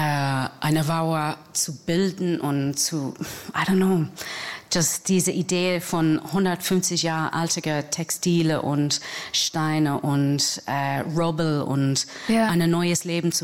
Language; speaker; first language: German; non-native, fluent; English